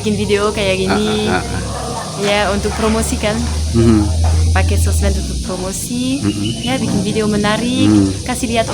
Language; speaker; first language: Indonesian; non-native, fluent; French